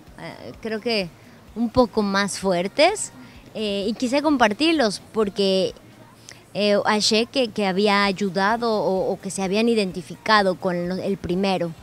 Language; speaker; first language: Portuguese; non-native, learner; Spanish